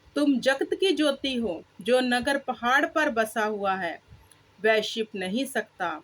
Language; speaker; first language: Hindi; non-native, local second language; Punjabi